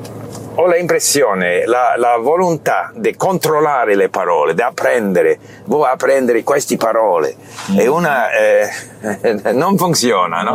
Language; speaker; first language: Italian; non-native, learner; English